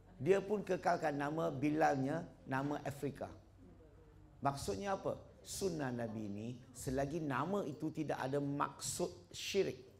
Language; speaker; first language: Malay; non-native, local second language; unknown